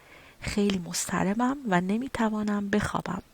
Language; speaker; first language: Persian; native; Persian